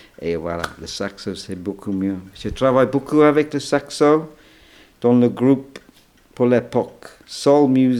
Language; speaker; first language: French; non-native, learner; English